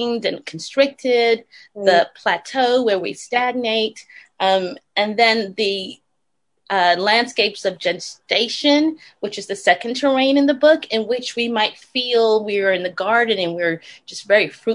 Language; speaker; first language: English; native; English